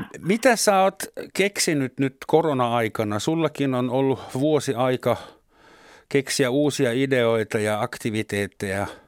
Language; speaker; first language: Finnish; non-native, fluent; German